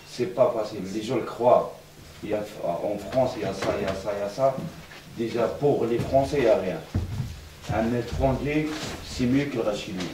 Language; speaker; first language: French; non-native, learner; Arabic